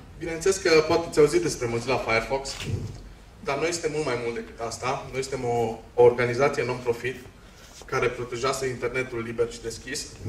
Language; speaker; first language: Romanian; non-native, local second language; Hungarian